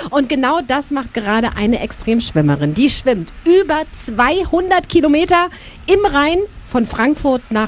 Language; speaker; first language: German; native; German